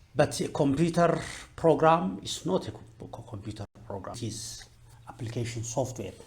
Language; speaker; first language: English; non-native, local second language; Amharic